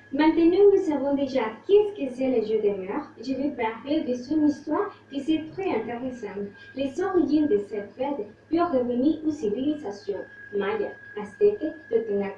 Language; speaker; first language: French; non-native, learner; Spanish